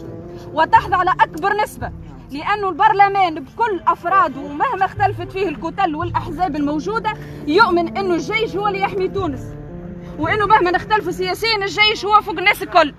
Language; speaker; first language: Arabic; native; Arabic